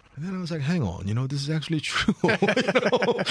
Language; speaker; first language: English; non-native, fluent; Korean